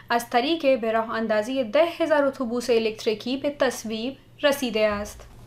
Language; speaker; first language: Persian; non-native, fluent; Hindi